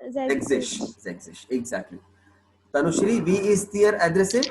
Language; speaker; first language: German; non-native, learner; Hindi